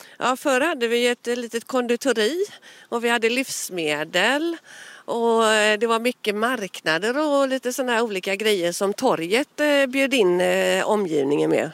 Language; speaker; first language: Swedish; native; Swedish